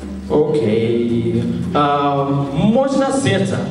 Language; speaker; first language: Russian; non-native, learner; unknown